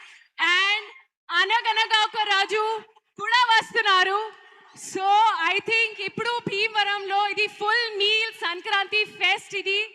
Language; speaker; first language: Telugu; non-native, learner; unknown